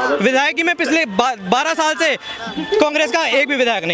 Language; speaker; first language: Hindi; native; Hindi